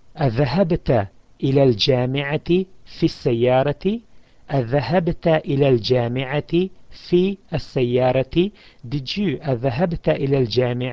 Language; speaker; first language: Arabic; non-native, fluent; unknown